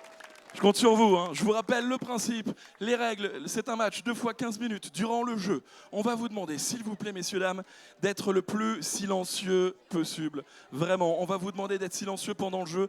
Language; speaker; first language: French; native; French